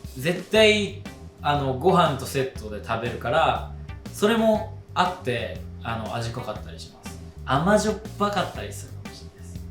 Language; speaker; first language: Japanese; early bilingual, other home language; Filipino